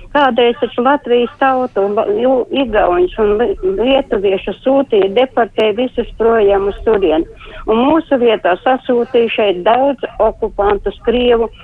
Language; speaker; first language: Latvian; native; Latvian